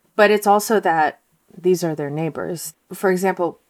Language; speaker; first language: English; early bilingual, heritage; Russian